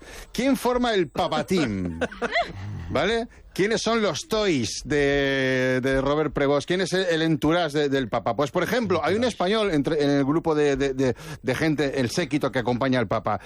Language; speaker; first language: Spanish; native; Spanish